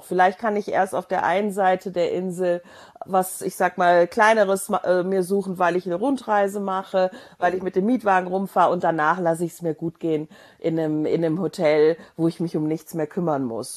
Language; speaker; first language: German; native; German